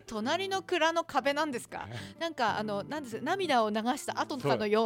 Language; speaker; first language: Japanese; native; Japanese